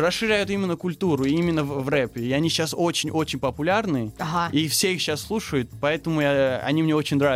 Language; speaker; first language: Russian; early bilingual, heritage; Russian